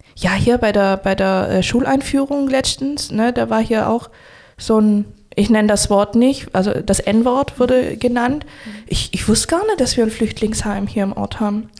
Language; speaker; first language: German; native; German